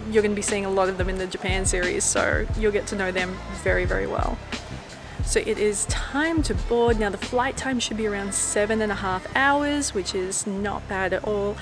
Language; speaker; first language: English; native; English